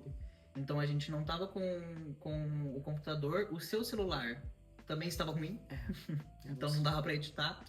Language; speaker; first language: Portuguese; native; Portuguese